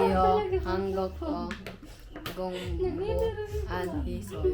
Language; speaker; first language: Korean; non-native, learner; Cebuano